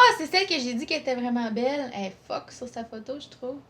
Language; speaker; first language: French; native; French